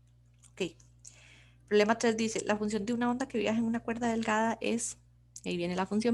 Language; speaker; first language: Spanish; native; Spanish